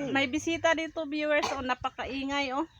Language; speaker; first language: Filipino; non-native, local second language; Cebuano